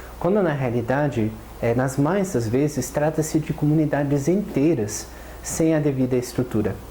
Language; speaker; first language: Portuguese; non-native, fluent; English